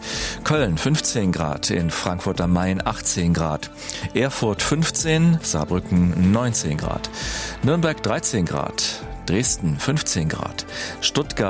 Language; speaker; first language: German; native; German